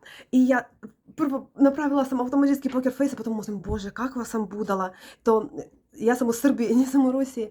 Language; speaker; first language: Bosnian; non-native, learner; Russian